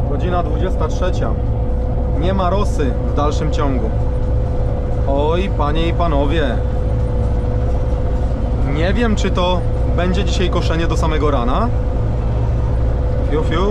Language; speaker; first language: Polish; native; Polish